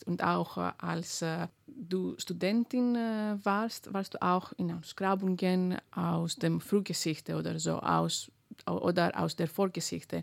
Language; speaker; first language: German; non-native, fluent; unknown